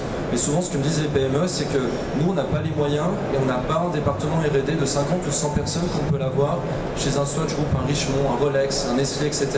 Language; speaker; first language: French; native; French